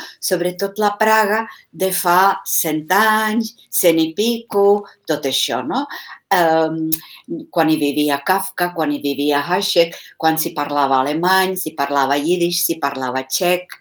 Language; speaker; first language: Catalan; non-native, fluent; Czech